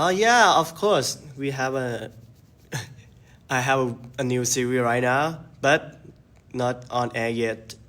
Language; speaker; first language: English; non-native, learner; Thai